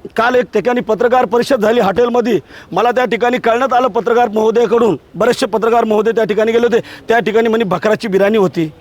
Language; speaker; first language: Marathi; native; Marathi